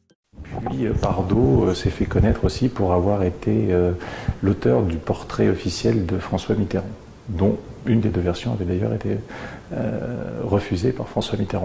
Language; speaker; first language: French; native; French